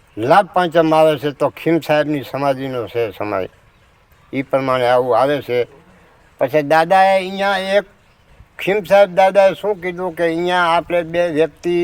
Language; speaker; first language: Gujarati; native; Gujarati